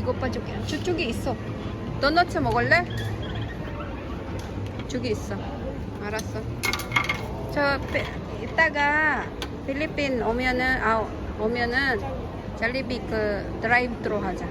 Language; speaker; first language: Korean; non-native, learner; Filipino